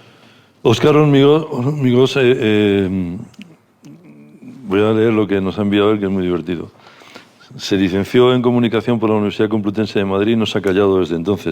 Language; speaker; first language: Spanish; native; Spanish